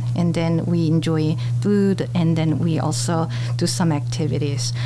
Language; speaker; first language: English; non-native, fluent; Korean